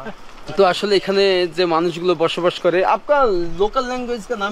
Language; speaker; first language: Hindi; non-native, learner; Bangla